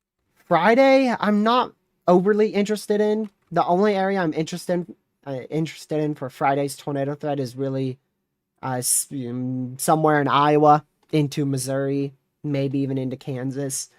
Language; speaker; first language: English; native; English